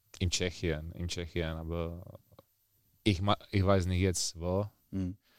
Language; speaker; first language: German; non-native, learner; Czech